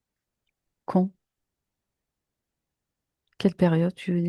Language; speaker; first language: French; native; French